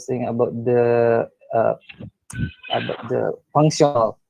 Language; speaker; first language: English; non-native, learner; Indonesian